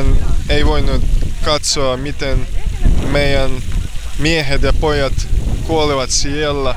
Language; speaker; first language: Finnish; non-native, learner; Ukrainian